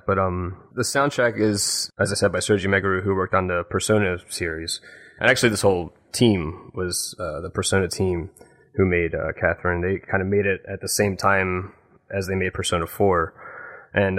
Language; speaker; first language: English; native; English